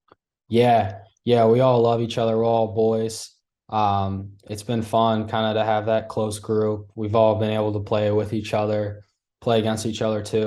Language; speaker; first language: English; native; English